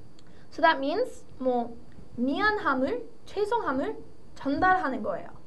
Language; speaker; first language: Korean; early bilingual, heritage; English